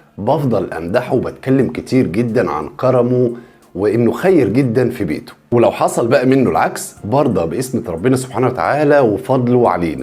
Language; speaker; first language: Arabic; native; Arabic